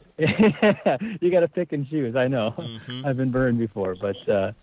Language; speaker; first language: English; native; English